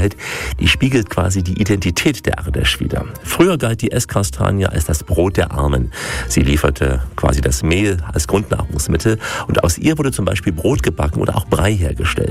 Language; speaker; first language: German; native; German